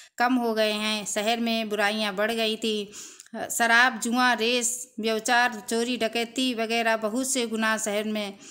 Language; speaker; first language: Hindi; native; Hindi